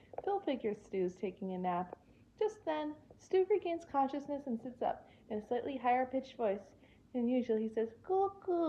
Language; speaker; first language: English; native; English